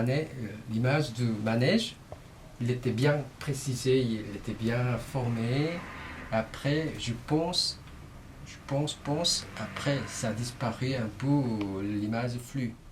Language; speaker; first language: French; non-native, learner; Korean